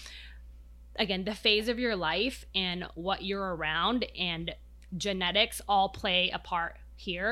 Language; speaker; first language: English; non-native, local second language; Filipino